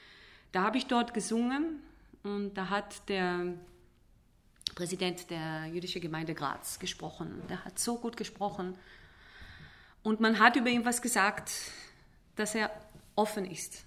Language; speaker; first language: German; non-native, fluent; Hebrew